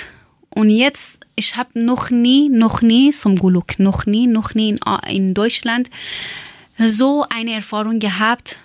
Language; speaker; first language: German; non-native, learner; Persian